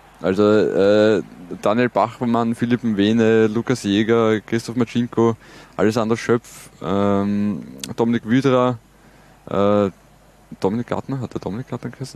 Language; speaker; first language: German; native; German